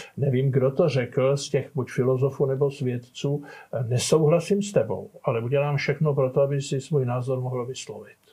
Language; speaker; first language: Czech; native; Czech